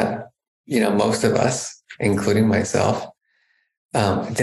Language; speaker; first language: English; native; English